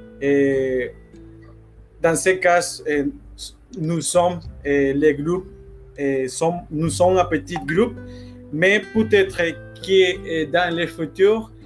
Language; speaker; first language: French; non-native, learner; Spanish